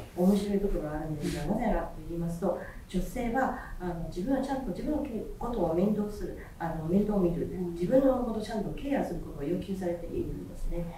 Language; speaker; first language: Japanese; non-native, fluent; Chinese